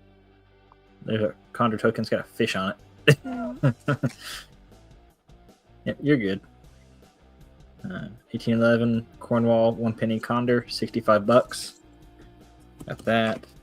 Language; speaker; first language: English; native; English